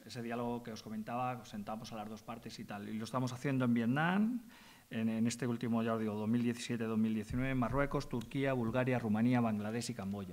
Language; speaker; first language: Spanish; native; Spanish